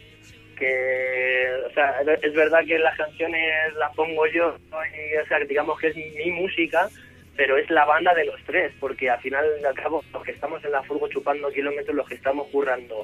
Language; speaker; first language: Spanish; native; Spanish